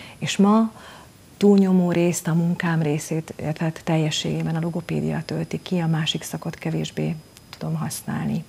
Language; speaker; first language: Hungarian; native; Hungarian